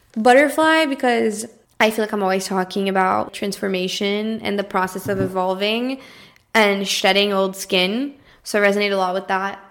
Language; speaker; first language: English; early bilingual, other home language; Portuguese